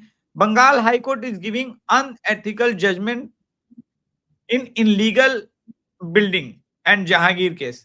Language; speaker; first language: Hindi; native; Hindi